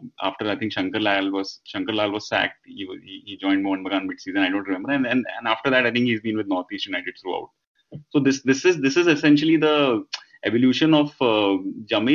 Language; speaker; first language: English; non-native, local second language; Hindi